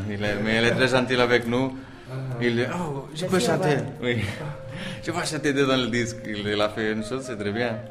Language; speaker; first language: French; non-native, learner; Portuguese